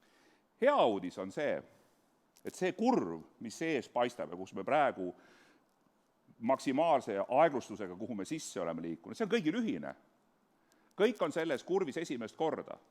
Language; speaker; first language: Estonian; native; Estonian